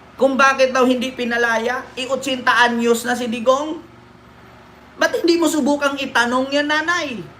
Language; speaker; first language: Filipino; native; Filipino